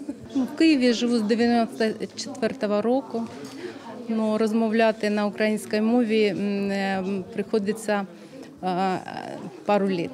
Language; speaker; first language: Ukrainian; non-native, local second language; Russian